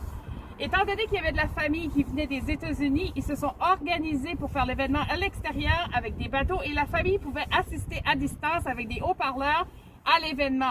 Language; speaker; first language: French; native; French